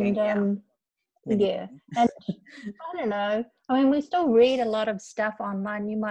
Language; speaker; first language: English; native; English